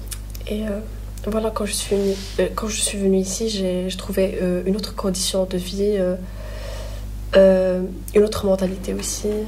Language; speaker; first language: French; non-native, local second language; Arabic